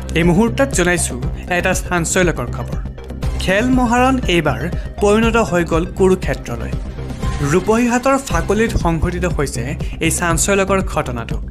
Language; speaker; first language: Assamese; non-native, local second language; Bangla